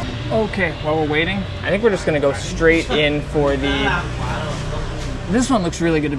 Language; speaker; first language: English; native; English